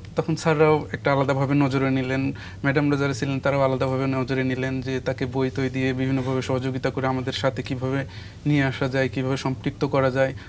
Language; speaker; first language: Bangla; non-native, local second language; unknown